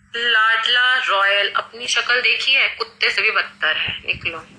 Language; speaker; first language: Hindi; native; Hindi